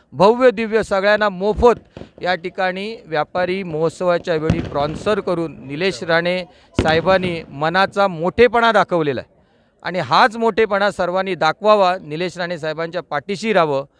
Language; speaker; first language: Marathi; native; Marathi